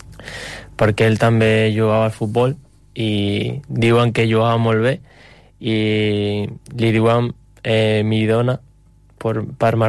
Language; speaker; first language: Catalan; non-native, local second language; Spanish